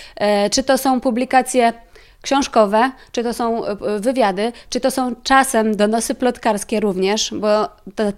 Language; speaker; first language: Polish; native; Polish